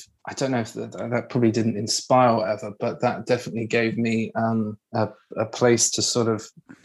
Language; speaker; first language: English; native; English